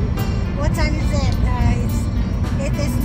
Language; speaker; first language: English; non-native, learner; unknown